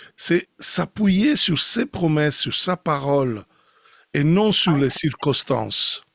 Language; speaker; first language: French; non-native, fluent; Italian